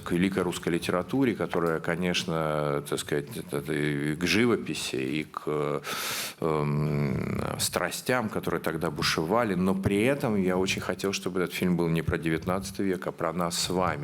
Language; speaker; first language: Russian; native; Russian